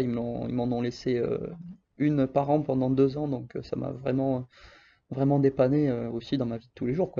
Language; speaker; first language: French; native; French